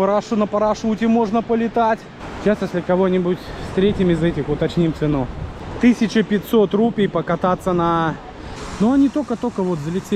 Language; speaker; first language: Russian; native; Russian